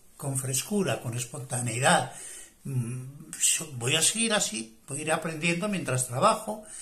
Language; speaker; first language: Spanish; native; Spanish